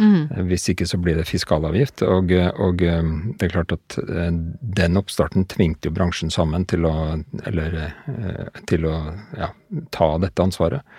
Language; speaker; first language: Norwegian; native; Norwegian